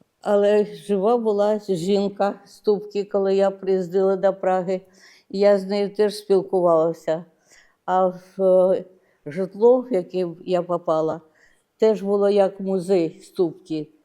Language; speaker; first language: Ukrainian; non-native, local second language; Russian